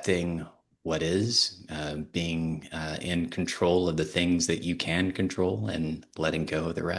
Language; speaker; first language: English; native; English